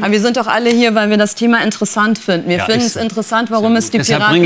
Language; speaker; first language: German; native; German